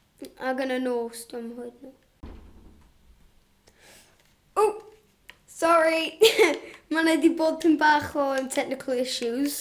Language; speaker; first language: Welsh; non-native, local second language; English